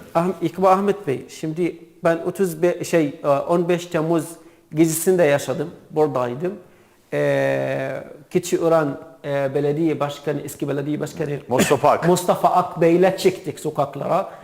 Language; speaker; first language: Turkish; non-native, learner; Arabic